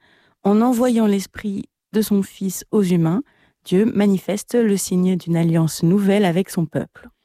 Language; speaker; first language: French; native; French